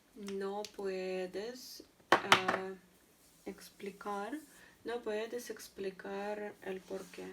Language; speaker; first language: Spanish; non-native, learner; Russian